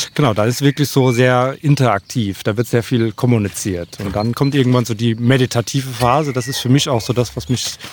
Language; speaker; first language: German; native; German